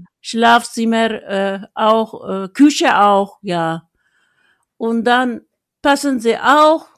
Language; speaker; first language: German; non-native, learner; Turkish